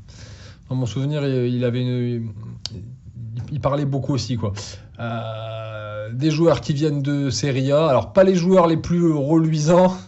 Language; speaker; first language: French; native; French